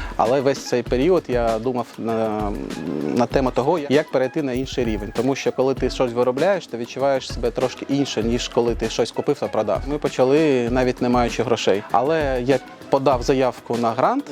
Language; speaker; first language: Ukrainian; native; Ukrainian